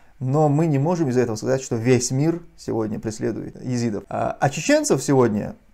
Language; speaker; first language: Russian; non-native, local second language; Chechen